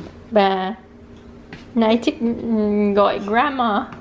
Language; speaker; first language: Vietnamese; non-native, learner; English